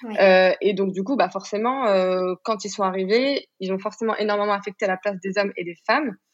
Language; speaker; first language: French; non-native, local second language; Arabic